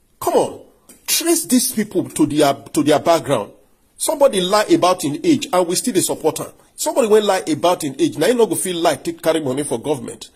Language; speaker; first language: Nigerian Pidgin; non-native, local second language; Yoruba